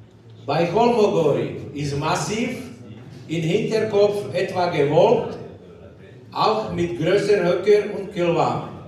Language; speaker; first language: German; non-native, learner; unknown